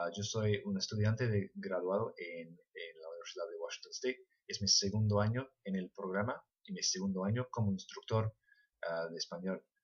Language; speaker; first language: Spanish; non-native, fluent; English